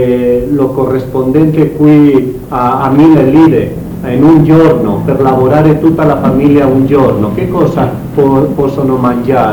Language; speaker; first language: Italian; non-native, learner; Spanish